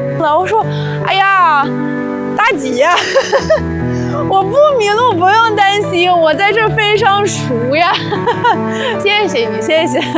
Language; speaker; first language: Chinese; non-native, fluent; Russian